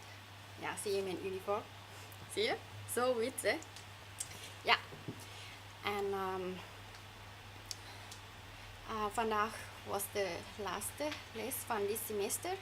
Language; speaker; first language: Dutch; non-native, fluent; Thai